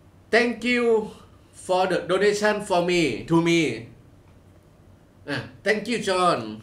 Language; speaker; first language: English; non-native, learner; Thai